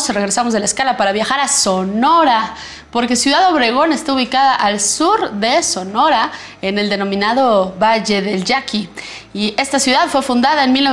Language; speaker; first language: Spanish; native; Spanish